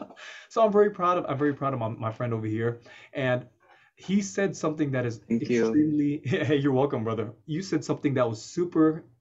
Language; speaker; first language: English; native; English